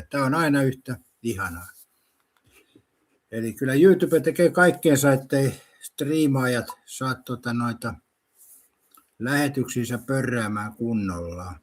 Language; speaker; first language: Finnish; native; Finnish